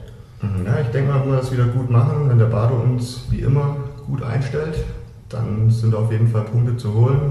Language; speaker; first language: German; native; German